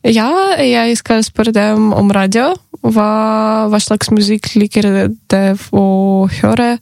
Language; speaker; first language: Norwegian; non-native, learner; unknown